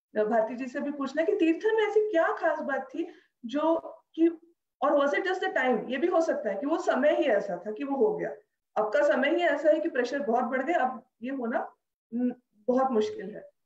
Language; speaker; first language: Hindi; non-native, local second language; Marathi